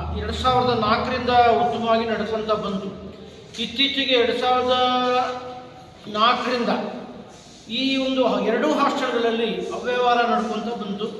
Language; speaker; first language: Kannada; non-native, local second language; Lambadi